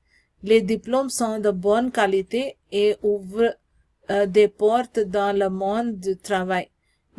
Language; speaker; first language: French; non-native, learner; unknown